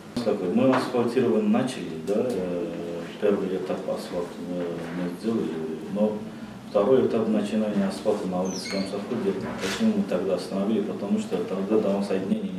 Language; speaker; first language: Russian; non-native, fluent; Georgian